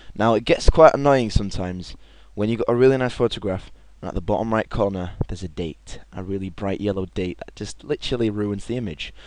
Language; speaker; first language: English; native; English